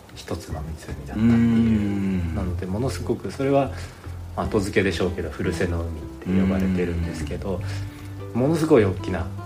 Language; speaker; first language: Japanese; native; Japanese